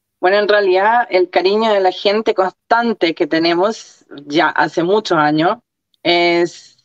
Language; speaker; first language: Spanish; early bilingual, other home language; Croatian